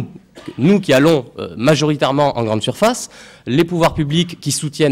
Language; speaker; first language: French; native; French